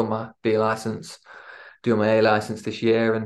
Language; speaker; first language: English; native; English